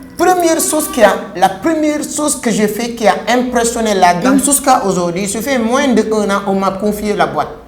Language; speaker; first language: French; non-native, local second language; Wolof